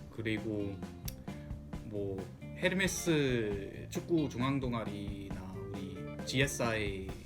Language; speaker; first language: Korean; non-native, fluent; German